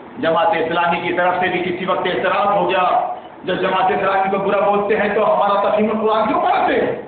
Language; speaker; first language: Urdu; native; Urdu